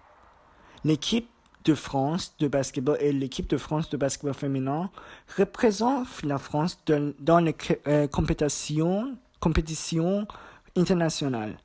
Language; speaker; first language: French; non-native, learner; German